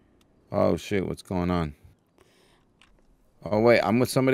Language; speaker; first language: English; native; English